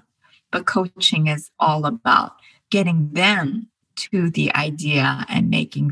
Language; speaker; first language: English; early bilingual, other home language; Korean